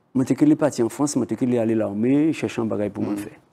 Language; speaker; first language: French; native; French